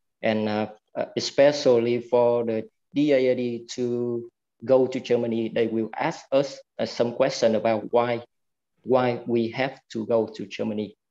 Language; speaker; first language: English; non-native, fluent; Vietnamese